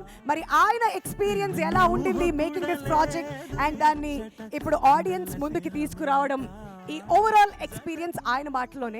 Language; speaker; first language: Telugu; native; Telugu